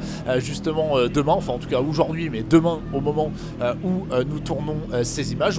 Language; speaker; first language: French; native; French